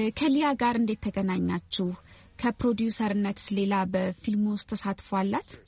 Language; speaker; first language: Amharic; native; Amharic